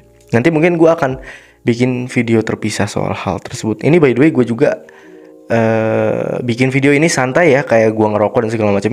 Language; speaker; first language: Indonesian; native; Indonesian